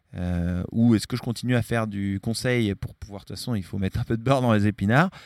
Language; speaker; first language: French; native; French